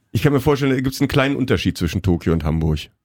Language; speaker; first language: German; native; German